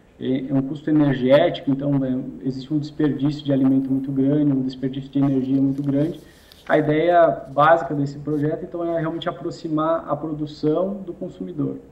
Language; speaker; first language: Portuguese; native; Portuguese